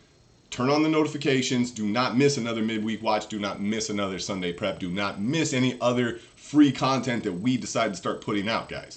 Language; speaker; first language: English; native; English